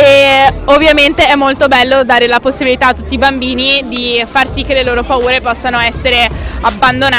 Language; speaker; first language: Italian; native; Italian